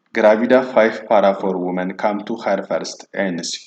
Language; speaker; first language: English; non-native, local second language; Amharic